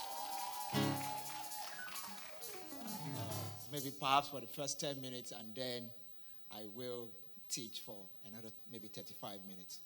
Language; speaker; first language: English; non-native, local second language; Yoruba